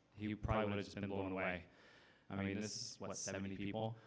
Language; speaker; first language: English; native; English